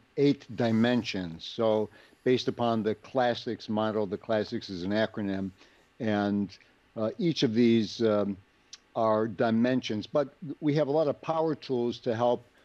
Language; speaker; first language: English; native; English